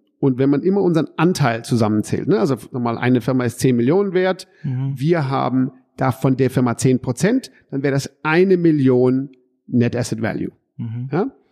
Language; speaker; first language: German; early bilingual, heritage; German